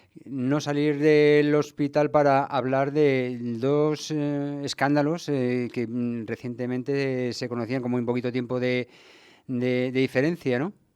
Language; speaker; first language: Spanish; native; Spanish